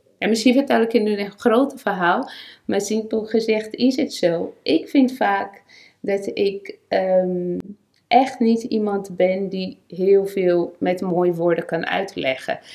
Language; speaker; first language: Dutch; non-native, fluent; Portuguese